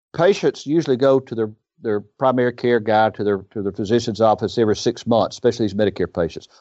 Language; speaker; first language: English; native; English